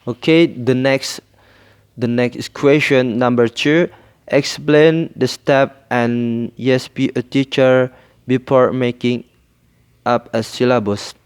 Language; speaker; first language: English; non-native, learner; Indonesian